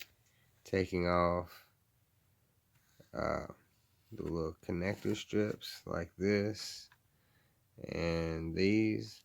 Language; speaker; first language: English; native; English